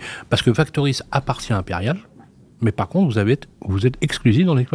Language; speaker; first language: French; native; French